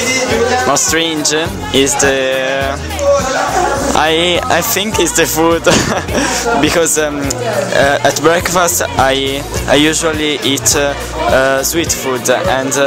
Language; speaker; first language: English; non-native, learner; Italian